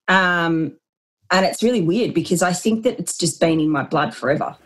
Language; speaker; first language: English; native; English